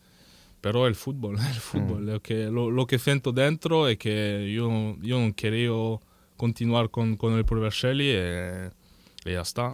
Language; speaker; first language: Spanish; non-native, learner; French